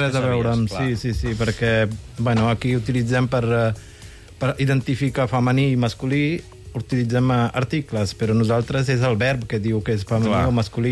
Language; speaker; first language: Catalan; non-native, fluent; Punjabi